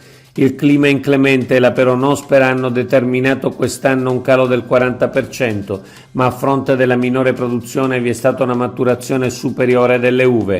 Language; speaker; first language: Italian; native; Italian